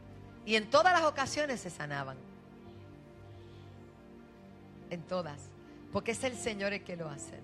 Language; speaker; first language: Spanish; native; Spanish